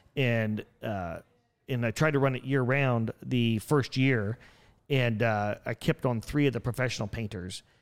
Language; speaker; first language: English; native; English